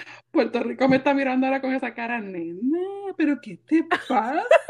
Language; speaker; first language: Spanish; native; Spanish